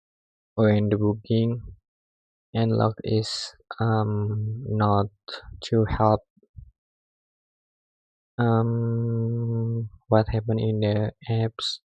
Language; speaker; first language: English; non-native, learner; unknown